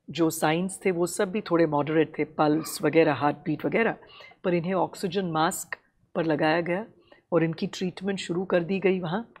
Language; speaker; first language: Hindi; non-native, local second language; Tamil